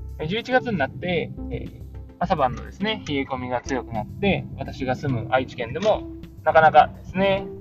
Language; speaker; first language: Japanese; native; Japanese